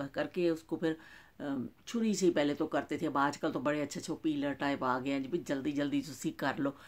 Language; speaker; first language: Urdu; non-native, local second language; Punjabi